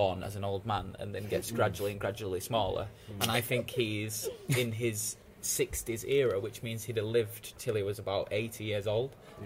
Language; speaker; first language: English; native; English